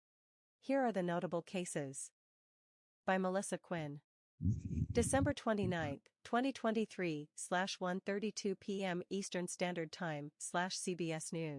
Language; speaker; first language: English; native; English